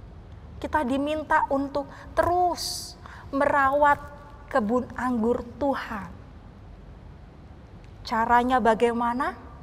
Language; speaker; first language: Indonesian; native; Indonesian